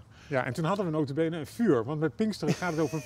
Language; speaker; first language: Dutch; native; Dutch